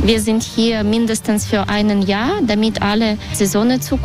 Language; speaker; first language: German; non-native, learner; Russian